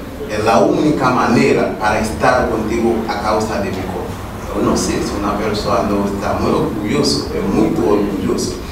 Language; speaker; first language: Portuguese; non-native, learner; Haitian Creole